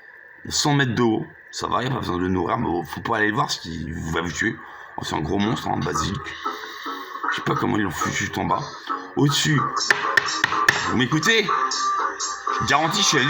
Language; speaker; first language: French; native; French